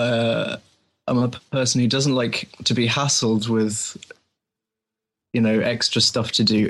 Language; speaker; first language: English; native; English